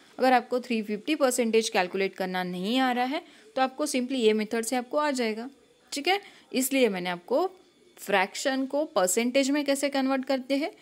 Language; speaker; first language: Hindi; non-native, local second language; Marathi